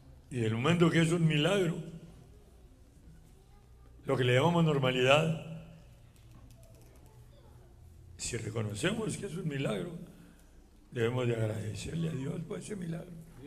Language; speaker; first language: Spanish; native; Spanish